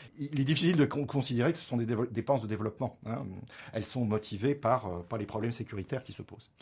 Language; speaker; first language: French; native; French